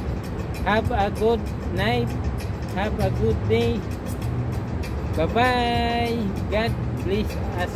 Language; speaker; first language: English; non-native, local second language; Filipino